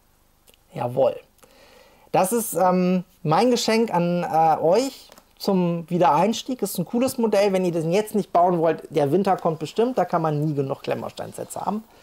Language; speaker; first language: German; native; German